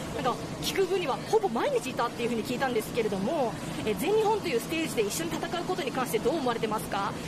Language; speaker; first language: Japanese; native; Japanese